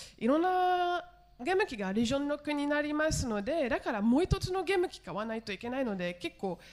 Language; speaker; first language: Japanese; non-native, fluent; French